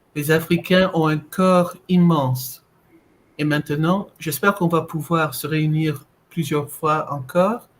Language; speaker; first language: French; non-native, fluent; English